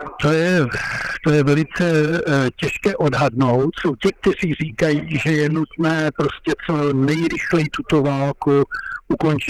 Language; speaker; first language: Czech; non-native, fluent; French